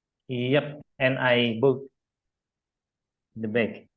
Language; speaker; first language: English; non-native, learner; Indonesian